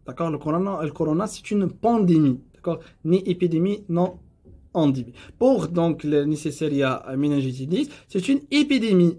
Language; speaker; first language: French; non-native, local second language; Arabic